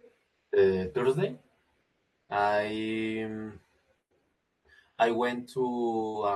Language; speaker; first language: English; non-native, learner; Spanish